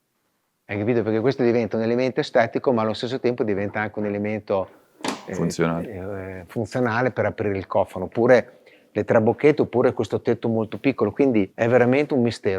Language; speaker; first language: Italian; native; Italian